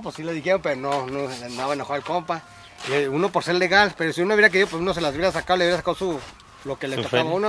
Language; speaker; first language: Spanish; native; Spanish